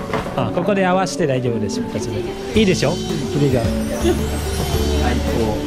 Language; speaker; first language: Japanese; non-native, learner; Indonesian